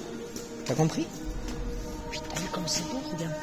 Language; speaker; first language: French; native; French